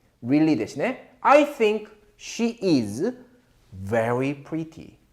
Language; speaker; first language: English; non-native, fluent; Korean